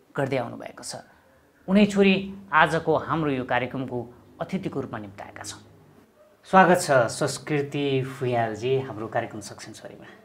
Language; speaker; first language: Nepali; native; Nepali